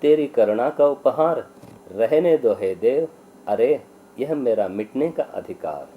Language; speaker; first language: Hindi; non-native, local second language; Kannada